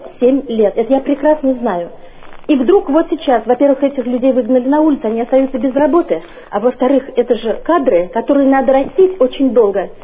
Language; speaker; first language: Russian; native; Russian